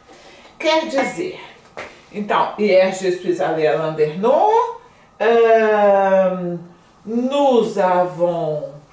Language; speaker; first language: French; non-native, fluent; Portuguese